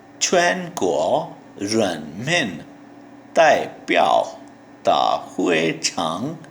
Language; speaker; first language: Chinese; non-native, learner; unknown